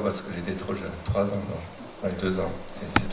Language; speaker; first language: French; non-native, fluent; Chinese